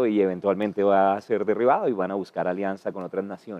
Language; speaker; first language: Spanish; native; Spanish